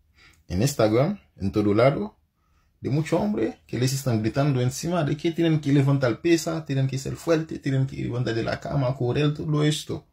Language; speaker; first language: Spanish; non-native, fluent; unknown